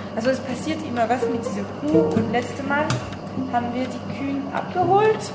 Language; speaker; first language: German; non-native, fluent; French